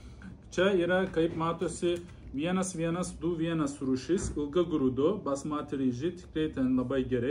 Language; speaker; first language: Lithuanian; non-native, learner; Turkish